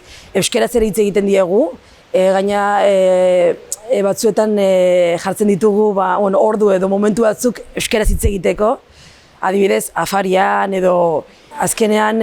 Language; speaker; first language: Basque; non-native, local second language; Arabic